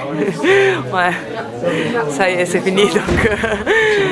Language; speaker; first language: French; non-native, learner; Japanese